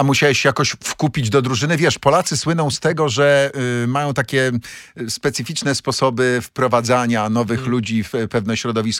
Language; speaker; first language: Polish; native; Polish